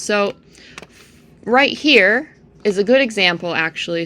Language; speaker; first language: English; native; English